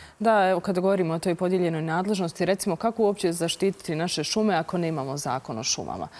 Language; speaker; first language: Croatian; native; Croatian